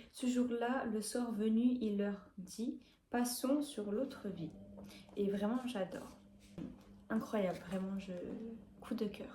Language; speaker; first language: French; native; French